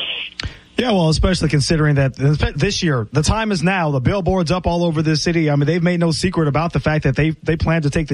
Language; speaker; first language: English; native; English